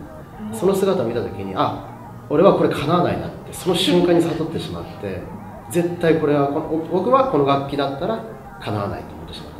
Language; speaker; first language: Japanese; native; Japanese